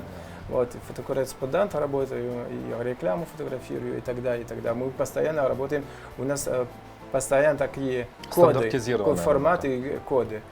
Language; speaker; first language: Russian; non-native, learner; French